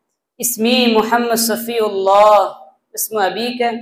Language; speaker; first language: Arabic; non-native, learner; Bangla